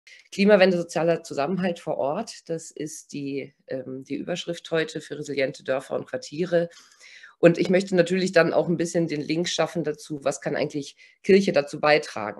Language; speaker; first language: German; native; German